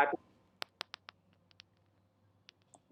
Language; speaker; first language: German; non-native, learner; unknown